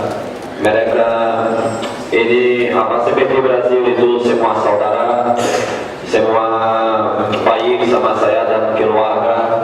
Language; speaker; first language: Indonesian; non-native, fluent; Portuguese